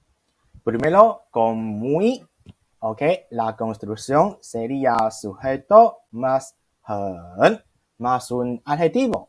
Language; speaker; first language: Spanish; non-native, fluent; Chinese